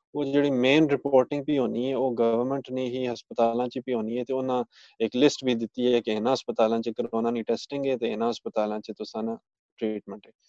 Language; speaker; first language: Punjabi; early bilingual, heritage; Punjabi